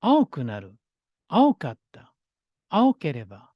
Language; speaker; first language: Japanese; non-native, fluent; Korean